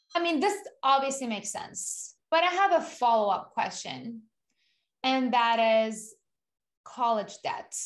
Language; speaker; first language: English; non-native, fluent; Persian